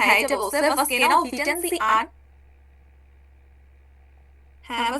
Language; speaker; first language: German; non-native, fluent; Bangla